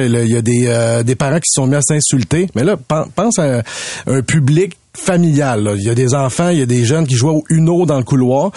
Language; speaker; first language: French; native; French